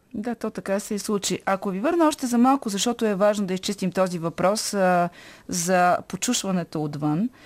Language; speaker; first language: Bulgarian; native; Bulgarian